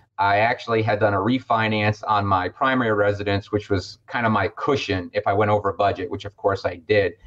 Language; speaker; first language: English; native; English